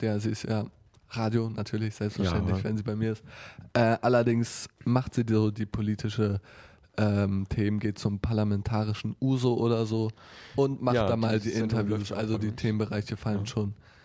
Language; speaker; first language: German; native; German